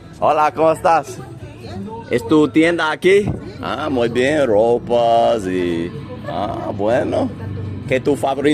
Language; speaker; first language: Spanish; non-native, learner; English